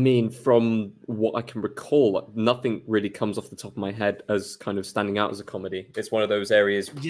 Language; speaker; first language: English; native; English